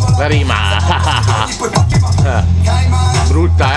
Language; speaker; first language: Italian; native; Italian